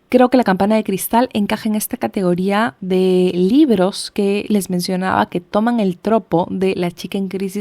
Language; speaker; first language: Spanish; native; Spanish